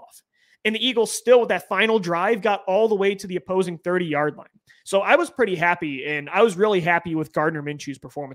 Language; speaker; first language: English; native; English